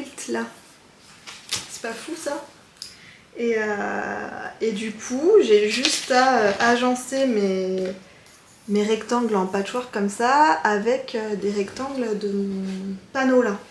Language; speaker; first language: French; native; French